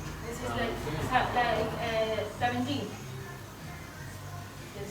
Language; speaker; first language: English; non-native, learner; Spanish